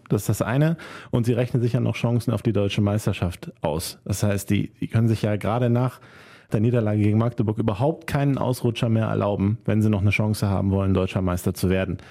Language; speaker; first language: German; native; German